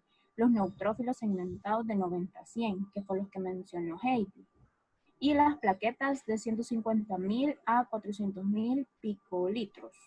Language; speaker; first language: Spanish; native; Spanish